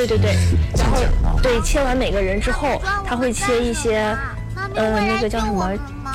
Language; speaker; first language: Chinese; native; Chinese